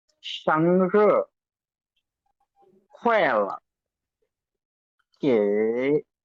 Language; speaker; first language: Chinese; non-native, learner; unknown